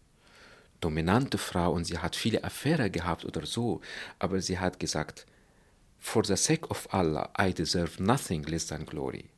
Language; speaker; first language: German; non-native, fluent; Arabic